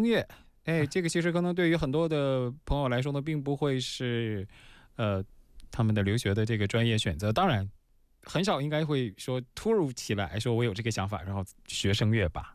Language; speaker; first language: Chinese; native; Chinese